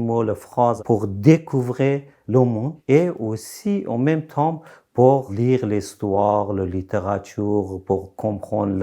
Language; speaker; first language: French; non-native, fluent; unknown